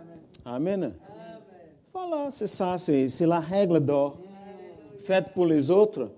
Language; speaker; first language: French; non-native, fluent; Portuguese